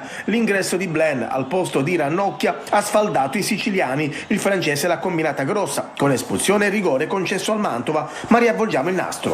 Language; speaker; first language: Italian; native; Italian